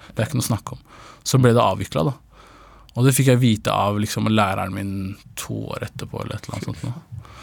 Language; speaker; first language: Norwegian; native; Norwegian